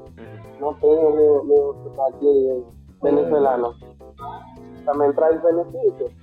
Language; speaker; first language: Portuguese; non-native, fluent; Spanish